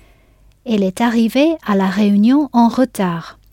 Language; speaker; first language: French; non-native, fluent; English